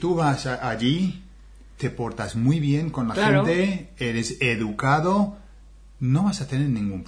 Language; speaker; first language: Spanish; non-native, fluent; English